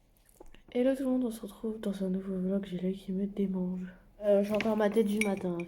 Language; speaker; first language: French; native; French